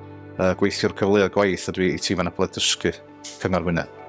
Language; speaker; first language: Welsh; native; Welsh